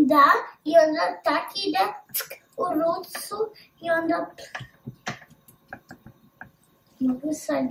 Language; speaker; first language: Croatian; early bilingual, heritage; Croatian